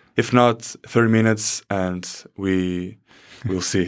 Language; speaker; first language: English; non-native, fluent; Portuguese